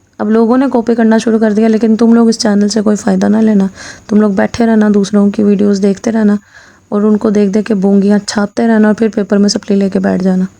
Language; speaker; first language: Urdu; non-native, local second language; Punjabi